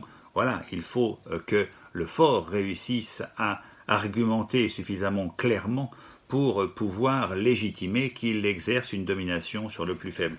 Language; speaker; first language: French; native; French